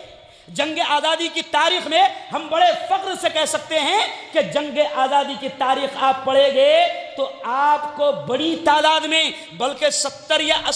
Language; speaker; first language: Urdu; native; Urdu